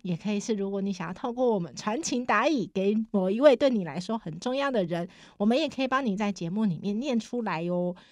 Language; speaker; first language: Chinese; native; Chinese